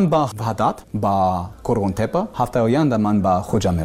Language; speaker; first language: Persian; non-native, learner; English